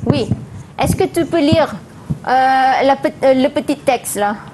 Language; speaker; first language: French; non-native, fluent; Malay